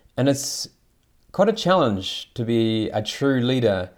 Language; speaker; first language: English; native; English